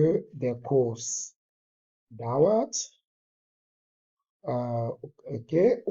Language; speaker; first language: German; non-native, fluent; French